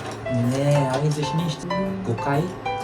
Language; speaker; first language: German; non-native, learner; Japanese